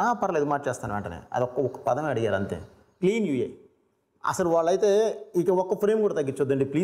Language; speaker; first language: Telugu; native; Telugu